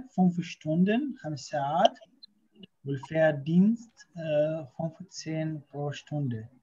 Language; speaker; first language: German; non-native, fluent; Arabic